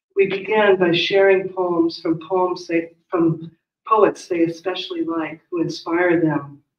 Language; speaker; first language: English; native; English